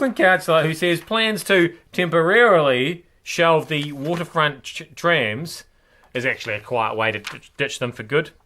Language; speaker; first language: English; native; English